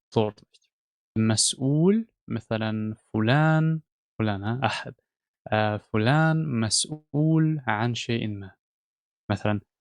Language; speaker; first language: Arabic; non-native, fluent; Russian